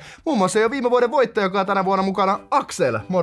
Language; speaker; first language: Finnish; native; Finnish